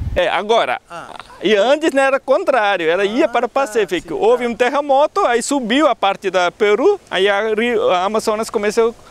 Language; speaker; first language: Portuguese; non-native, fluent; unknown